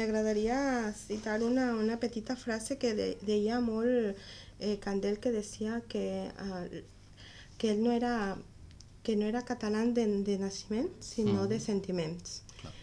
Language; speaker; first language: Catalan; non-native, learner; Spanish